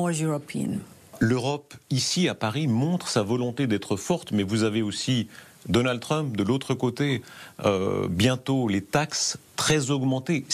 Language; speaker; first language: French; native; French